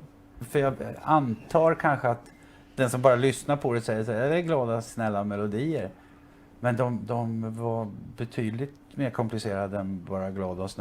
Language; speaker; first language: Swedish; native; Swedish